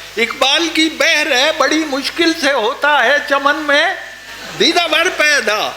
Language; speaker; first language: Urdu; non-native, local second language; Punjabi